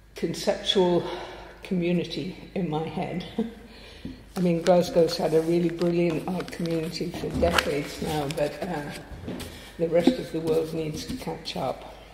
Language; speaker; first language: English; native; English